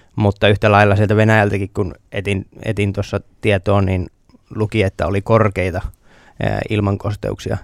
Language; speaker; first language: Finnish; native; Finnish